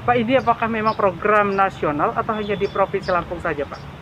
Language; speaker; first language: Indonesian; native; Indonesian